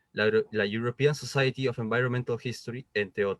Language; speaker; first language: Spanish; native; Spanish